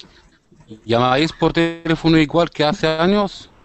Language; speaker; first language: Spanish; non-native, learner; Arabic